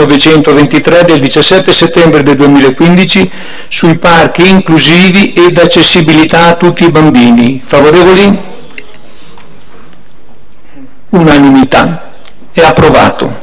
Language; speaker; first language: Italian; native; Italian